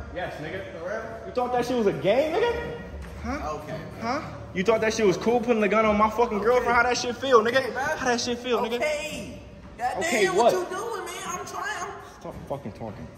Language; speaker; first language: English; native; English